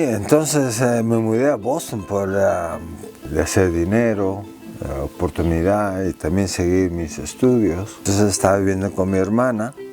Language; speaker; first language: Spanish; early bilingual, heritage; Spanish